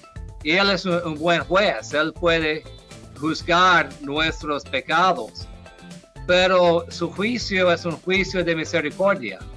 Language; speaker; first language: Spanish; non-native, fluent; English